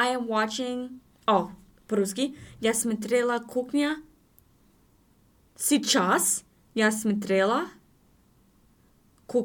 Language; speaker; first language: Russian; non-native, learner; English